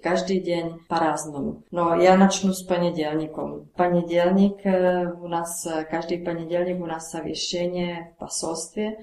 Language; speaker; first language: Russian; non-native, learner; Czech